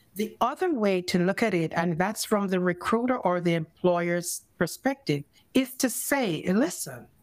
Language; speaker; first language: English; native; English